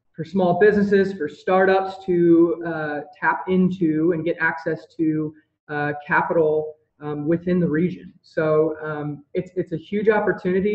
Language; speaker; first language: English; native; English